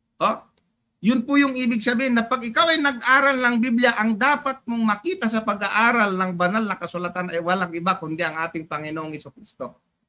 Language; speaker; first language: Filipino; native; Filipino